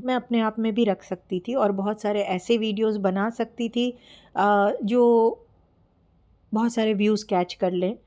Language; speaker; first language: Hindi; native; Hindi